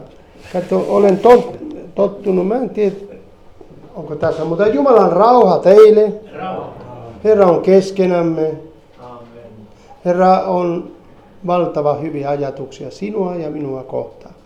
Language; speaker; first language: Finnish; non-native, fluent; Spanish